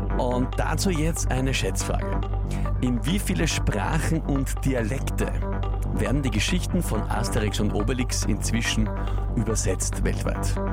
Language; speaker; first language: German; native; German